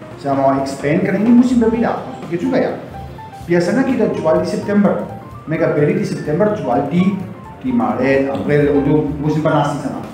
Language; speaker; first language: Indonesian; non-native, fluent; German